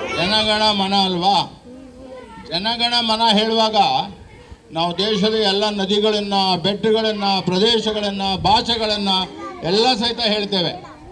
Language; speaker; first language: Kannada; non-native, local second language; Marathi